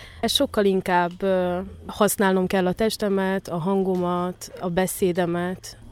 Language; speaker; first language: Hungarian; native; Hungarian